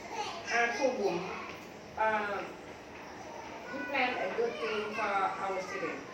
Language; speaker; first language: English; non-native, learner; Thai